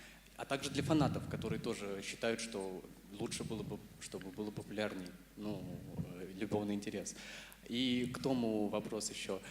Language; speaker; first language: Russian; native; Russian